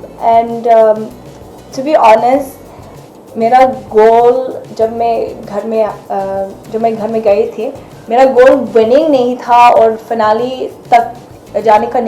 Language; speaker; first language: Hindi; non-native, fluent; Arabic